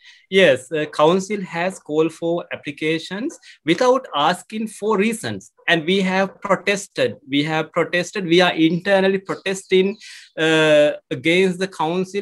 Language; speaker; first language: English; non-native, local second language; Sinhala